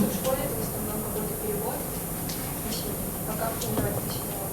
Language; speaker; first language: Russian; native; Russian